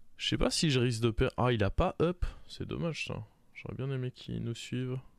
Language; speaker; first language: French; native; French